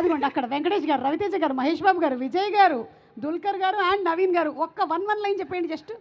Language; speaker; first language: Telugu; native; Telugu